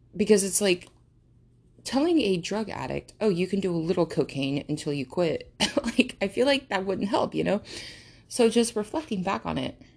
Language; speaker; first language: English; early bilingual, other home language; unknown